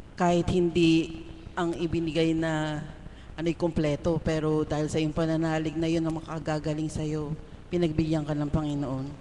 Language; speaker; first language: Filipino; native; Filipino